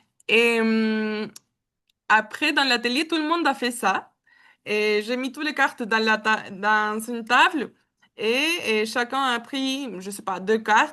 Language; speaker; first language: French; non-native, learner; Spanish